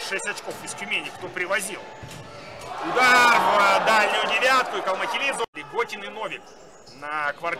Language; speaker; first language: Russian; native; Russian